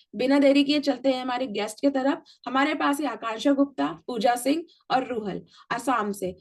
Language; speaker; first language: Hindi; native; Hindi